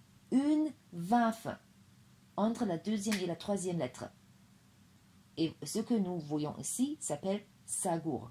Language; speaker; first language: French; non-native, fluent; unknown